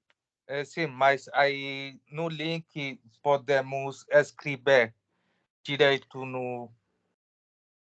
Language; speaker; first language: Portuguese; non-native, learner; Spanish